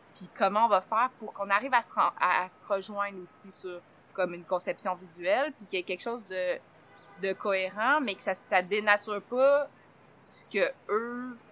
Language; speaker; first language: French; native; French